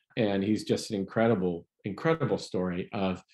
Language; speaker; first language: English; native; English